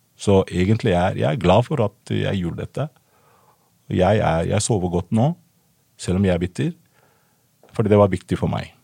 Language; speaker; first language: Norwegian; non-native, fluent; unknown